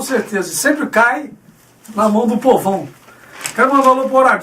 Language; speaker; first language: Portuguese; native; Portuguese